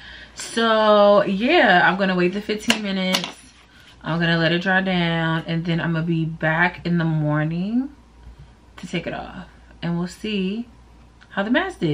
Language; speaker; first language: English; native; English